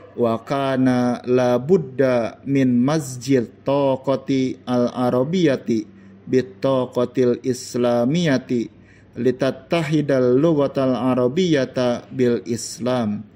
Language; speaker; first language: Arabic; non-native, fluent; Indonesian